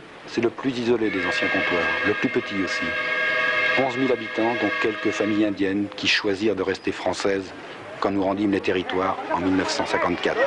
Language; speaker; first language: French; native; French